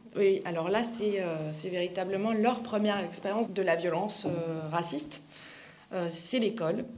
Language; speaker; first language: French; native; French